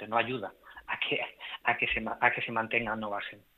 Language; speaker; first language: Spanish; native; Spanish